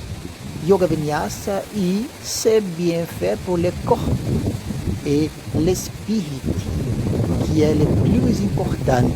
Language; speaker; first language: French; non-native, learner; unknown